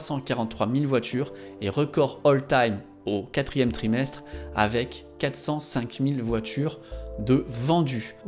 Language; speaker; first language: French; native; French